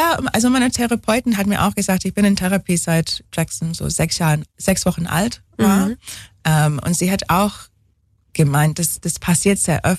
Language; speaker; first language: German; non-native, fluent; English